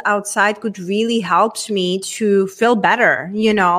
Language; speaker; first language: English; non-native, fluent; Czech